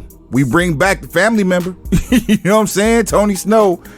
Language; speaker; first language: English; native; English